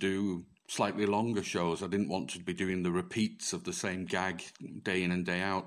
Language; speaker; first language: English; native; English